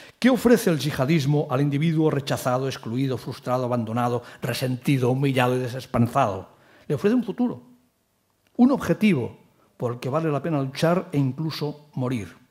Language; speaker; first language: Spanish; non-native, local second language; Catalan